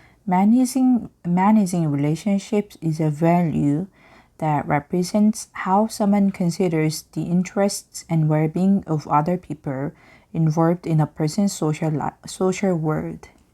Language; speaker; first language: English; non-native, fluent; Korean